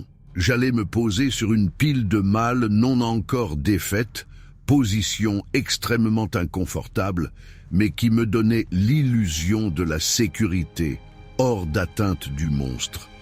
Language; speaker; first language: French; native; French